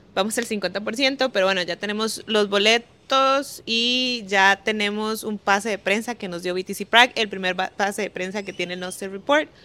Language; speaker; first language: Spanish; native; Spanish